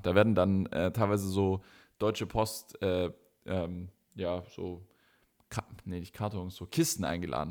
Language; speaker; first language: German; native; German